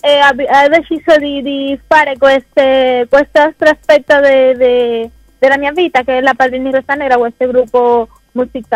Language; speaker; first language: Italian; non-native, fluent; Spanish